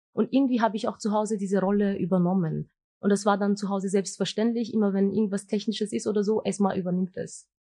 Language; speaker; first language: German; early bilingual, other home language; Turkish